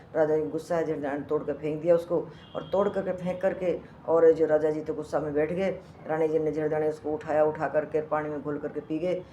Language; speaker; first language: Hindi; native; Hindi